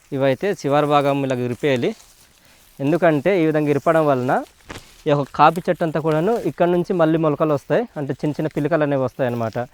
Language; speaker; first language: Telugu; non-native, local second language; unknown